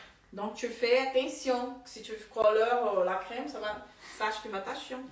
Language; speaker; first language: French; non-native, fluent; Portuguese